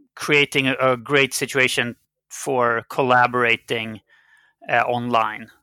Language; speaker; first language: English; non-native, fluent; Swedish